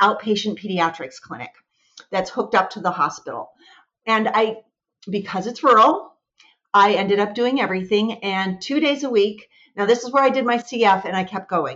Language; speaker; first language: English; native; English